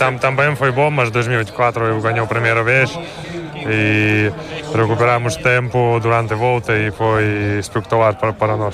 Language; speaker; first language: Portuguese; non-native, fluent; Russian